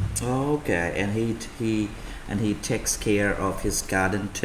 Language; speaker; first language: English; non-native, fluent; Vietnamese